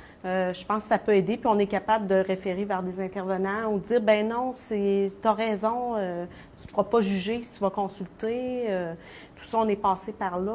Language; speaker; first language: French; native; French